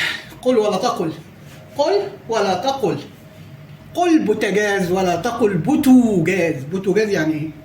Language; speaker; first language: Arabic; native; Arabic